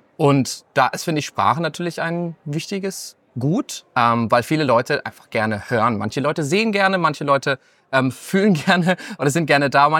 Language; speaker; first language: German; native; German